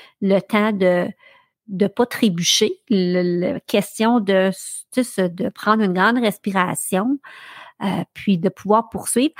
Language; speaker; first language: French; native; French